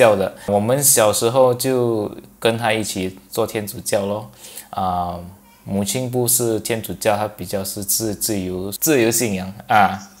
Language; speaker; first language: Chinese; non-native, local second language; English